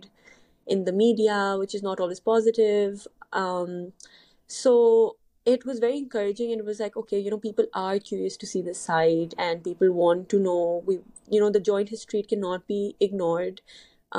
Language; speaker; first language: English; non-native, local second language; Urdu